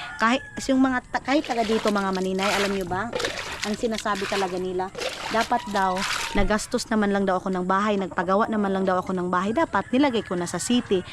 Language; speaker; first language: Filipino; non-native, local second language; Cebuano